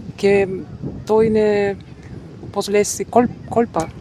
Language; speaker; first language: Greek; non-native, learner; Russian